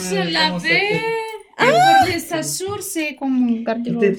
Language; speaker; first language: French; non-native, learner; Romanian